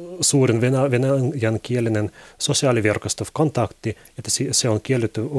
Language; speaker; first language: Finnish; non-native, learner; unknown